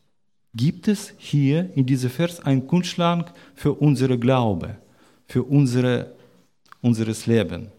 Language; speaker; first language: German; non-native, learner; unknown